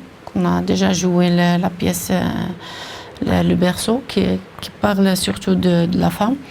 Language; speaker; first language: French; non-native, local second language; Arabic